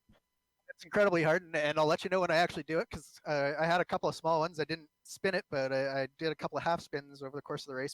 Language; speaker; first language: English; native; English